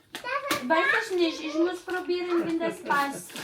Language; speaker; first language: German; non-native, learner; Cebuano